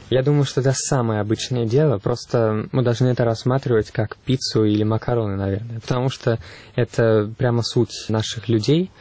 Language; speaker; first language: Russian; non-native, fluent; Italian